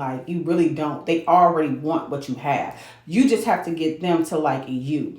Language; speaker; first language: English; native; English